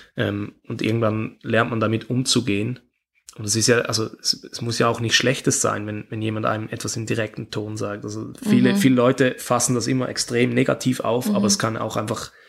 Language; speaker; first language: German; native; German